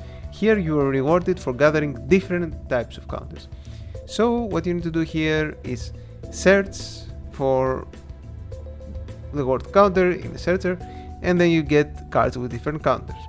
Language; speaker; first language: English; non-native, fluent; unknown